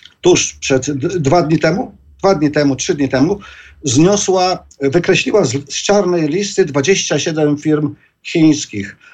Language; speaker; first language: Polish; native; Polish